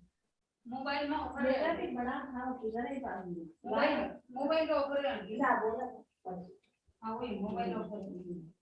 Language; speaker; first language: Hindi; non-native, local second language; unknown